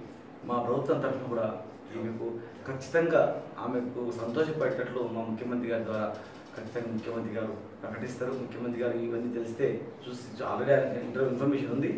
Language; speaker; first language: Telugu; native; Telugu